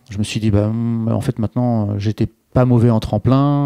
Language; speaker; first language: French; native; French